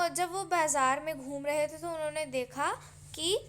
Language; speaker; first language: Hindi; non-native, local second language; Punjabi